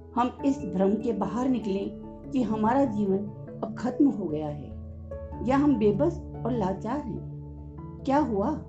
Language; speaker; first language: Hindi; native; Hindi